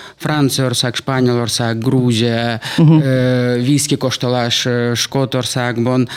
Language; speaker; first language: Hungarian; non-native, fluent; Russian